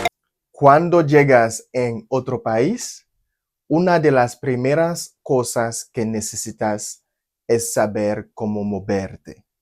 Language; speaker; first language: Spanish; non-native, learner; Haitian Creole